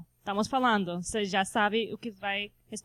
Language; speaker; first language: Portuguese; non-native, fluent; Spanish